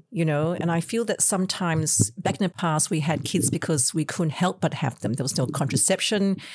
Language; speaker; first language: English; non-native, local second language; Cantonese